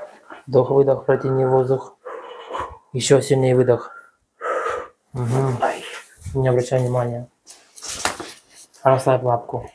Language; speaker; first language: Russian; native; Russian